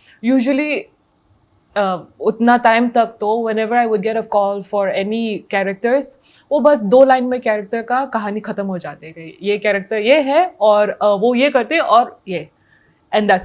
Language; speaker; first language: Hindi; non-native, local second language; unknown